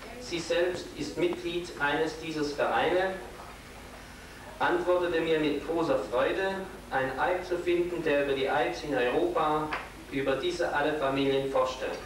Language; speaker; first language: German; non-native, local second language; Swiss German